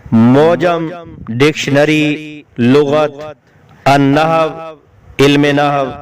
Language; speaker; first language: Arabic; non-native, fluent; Urdu